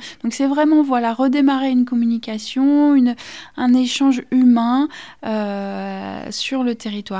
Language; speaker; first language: French; native; French